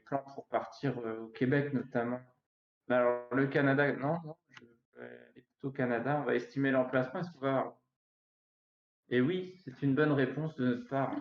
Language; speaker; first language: French; native; French